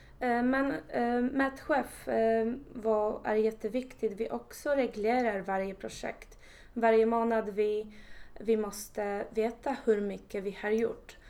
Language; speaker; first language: Swedish; non-native, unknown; Polish